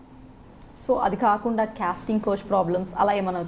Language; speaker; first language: Telugu; native; Telugu